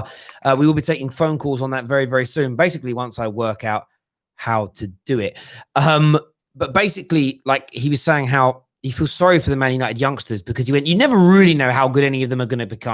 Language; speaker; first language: English; native; English